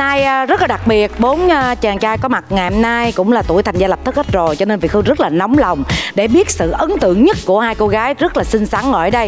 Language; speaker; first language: Vietnamese; native; Vietnamese